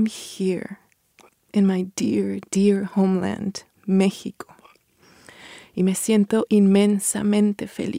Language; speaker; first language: English; non-native, fluent; Spanish